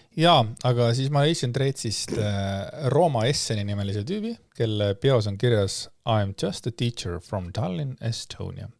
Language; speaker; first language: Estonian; native; Estonian